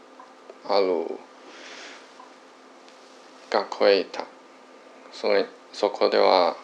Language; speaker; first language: Japanese; non-native, learner; Chinese